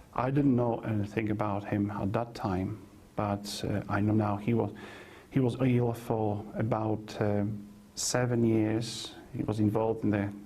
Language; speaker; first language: English; non-native, fluent; Polish